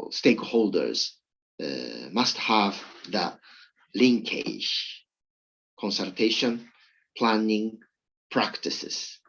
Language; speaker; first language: English; non-native, learner; Japanese